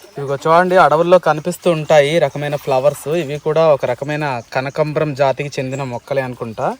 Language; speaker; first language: Telugu; non-native, local second language; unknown